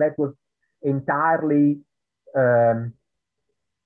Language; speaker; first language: English; non-native, fluent; Italian